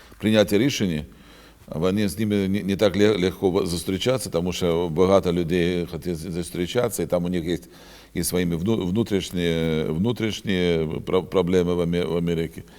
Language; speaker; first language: Ukrainian; non-native, learner; Russian